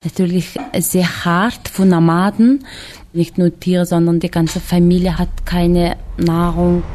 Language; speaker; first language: German; non-native, learner; Mongolian